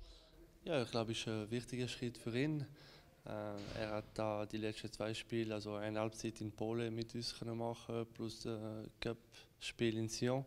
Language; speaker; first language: German; non-native, fluent; Italian